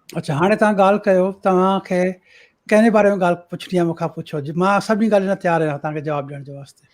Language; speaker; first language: Sindhi; early bilingual, heritage; Sindhi